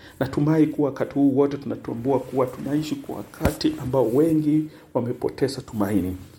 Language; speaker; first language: Swahili; non-native, local second language; Luyia